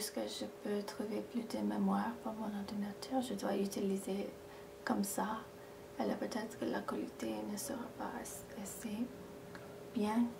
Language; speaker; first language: French; non-native, fluent; English